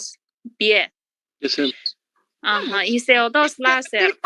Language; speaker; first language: Spanish; non-native, learner; Chinese